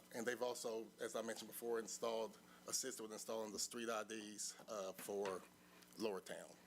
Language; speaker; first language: English; native; English